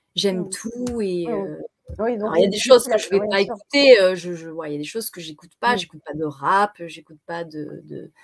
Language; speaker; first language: French; native; French